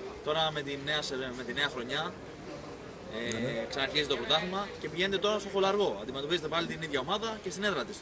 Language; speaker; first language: Greek; native; Greek